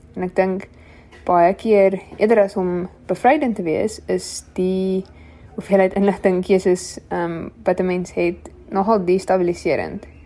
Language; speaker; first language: Afrikaans; native; Afrikaans